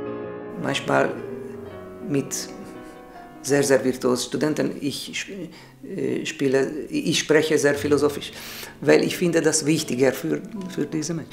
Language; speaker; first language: German; non-native, learner; Hungarian